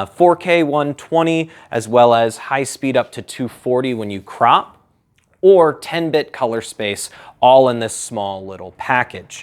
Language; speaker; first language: English; native; English